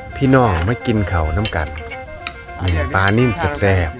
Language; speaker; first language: Thai; non-native, local second language; Northeastern Thai